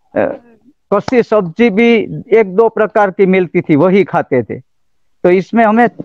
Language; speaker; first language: Hindi; non-native, local second language; Gujarati